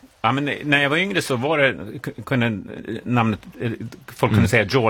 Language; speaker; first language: Swedish; native; Swedish